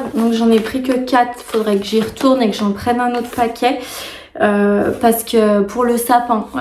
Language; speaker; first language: French; native; French